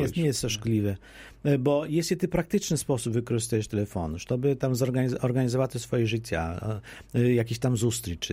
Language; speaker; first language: Polish; non-native, local second language; Ukrainian